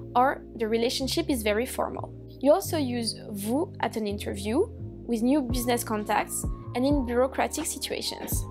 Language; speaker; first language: English; non-native, fluent; French